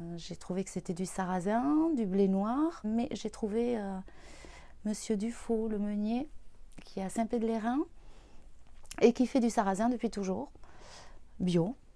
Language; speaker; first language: French; native; French